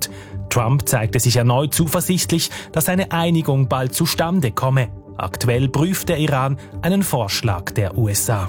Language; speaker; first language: German; native; German